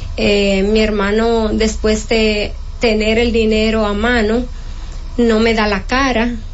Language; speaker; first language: Spanish; native; Spanish